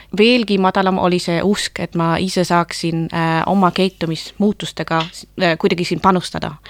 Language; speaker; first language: Estonian; non-native, fluent; German